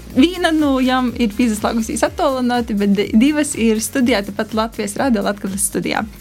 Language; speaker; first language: Latvian; non-native, local second language; Russian